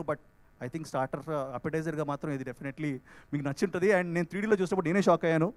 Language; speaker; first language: Telugu; native; Telugu